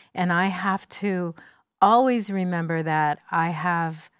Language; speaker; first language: English; native; English